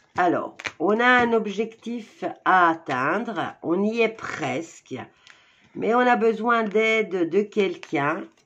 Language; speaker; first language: French; native; French